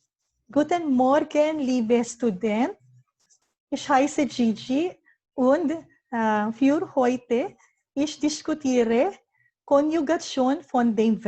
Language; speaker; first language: German; non-native, learner; Filipino